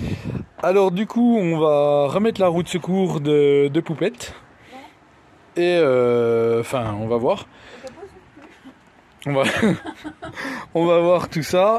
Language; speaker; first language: French; native; French